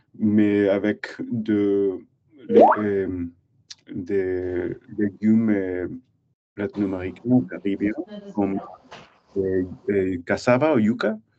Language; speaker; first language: French; non-native, learner; English